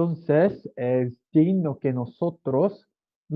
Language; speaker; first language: Spanish; non-native, learner; Korean